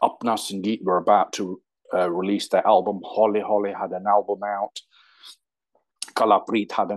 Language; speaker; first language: English; native; English